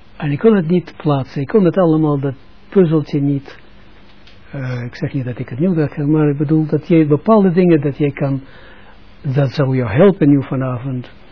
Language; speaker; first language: Dutch; non-native, fluent; Russian